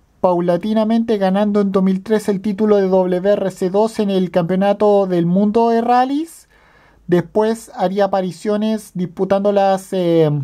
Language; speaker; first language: Spanish; native; Spanish